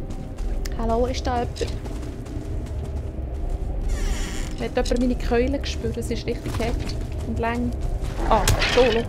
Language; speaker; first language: German; native; German